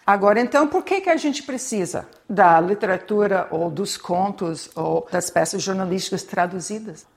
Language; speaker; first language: Portuguese; non-native, fluent; English